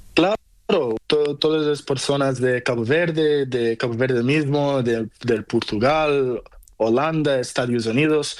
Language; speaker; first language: Spanish; non-native, learner; Portuguese